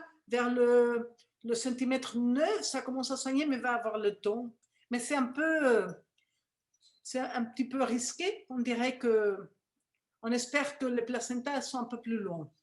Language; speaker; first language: French; non-native, fluent; Spanish